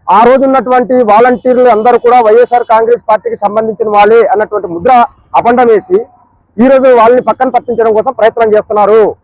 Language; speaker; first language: Telugu; native; Telugu